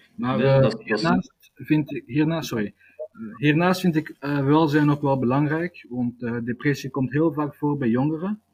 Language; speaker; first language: Dutch; early bilingual, other home language; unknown